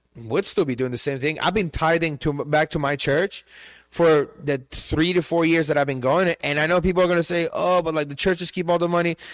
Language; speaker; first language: English; non-native, fluent; Spanish